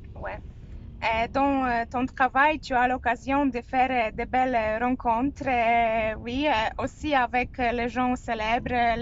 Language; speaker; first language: French; non-native, fluent; Polish